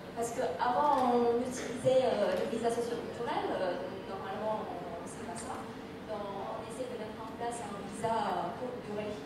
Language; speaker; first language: French; non-native, fluent; Indonesian